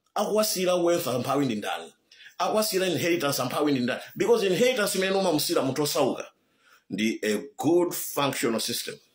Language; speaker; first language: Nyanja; native; Nyanja